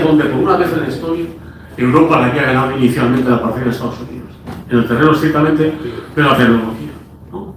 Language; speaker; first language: Spanish; native; Spanish